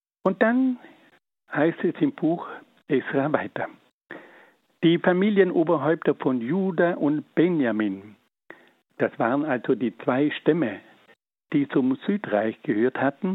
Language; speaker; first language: German; native; German